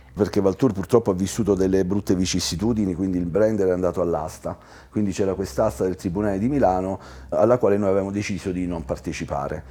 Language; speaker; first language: Italian; native; Italian